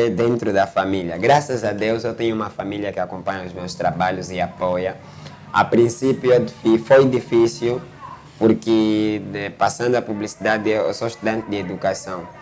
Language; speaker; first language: Portuguese; native; Portuguese